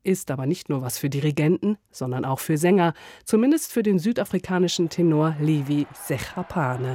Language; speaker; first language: German; native; German